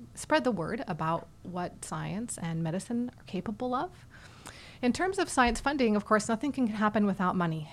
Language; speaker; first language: English; native; English